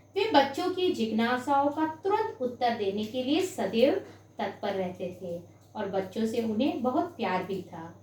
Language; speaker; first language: Hindi; non-native, local second language; Gujarati